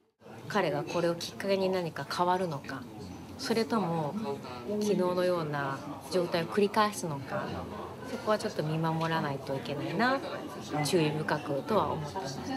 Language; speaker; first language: Japanese; native; Japanese